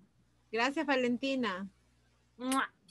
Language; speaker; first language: Spanish; native; Spanish